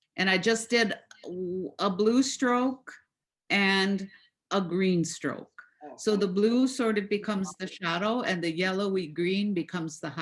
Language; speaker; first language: English; native; English